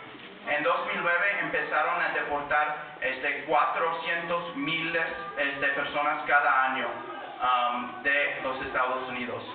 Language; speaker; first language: Spanish; early bilingual, heritage; Spanish